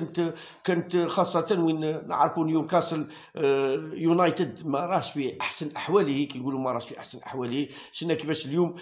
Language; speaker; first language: Arabic; native; Arabic